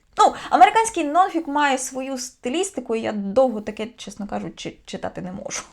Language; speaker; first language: Ukrainian; native; Ukrainian